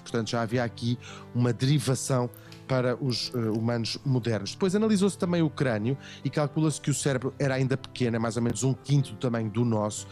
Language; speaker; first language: Portuguese; native; Portuguese